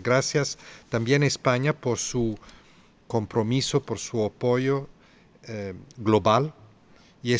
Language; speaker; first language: Spanish; non-native, fluent; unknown